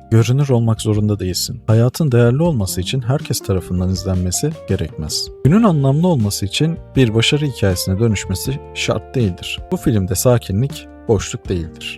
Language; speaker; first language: Turkish; native; Turkish